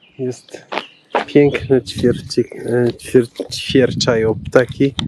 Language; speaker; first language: Polish; non-native, fluent; Persian